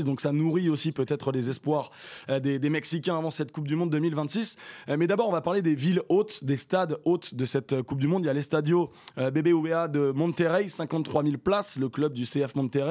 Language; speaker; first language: French; native; French